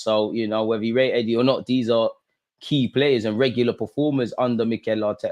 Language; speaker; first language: English; native; English